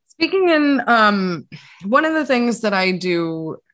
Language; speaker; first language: English; native; English